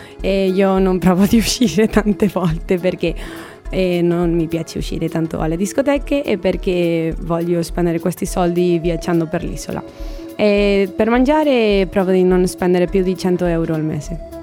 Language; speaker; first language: Italian; non-native, learner; Spanish